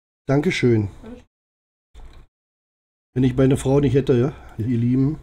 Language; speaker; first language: German; native; German